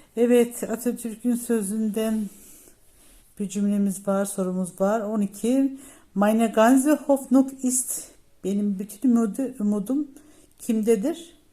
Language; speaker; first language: Turkish; native; Turkish